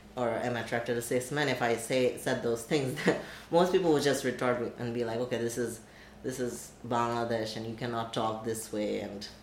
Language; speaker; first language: English; non-native, local second language; Bangla